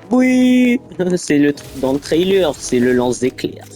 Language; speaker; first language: French; native; French